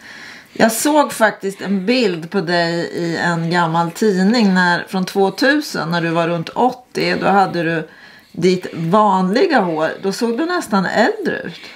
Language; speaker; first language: Swedish; native; Swedish